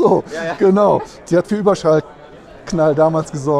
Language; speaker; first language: German; native; German